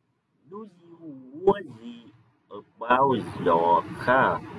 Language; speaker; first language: English; non-native, learner; Vietnamese